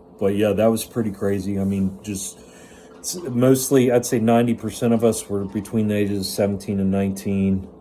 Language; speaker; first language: English; native; English